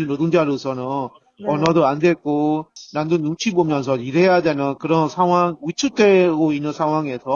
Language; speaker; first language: Korean; non-native, fluent; Burmese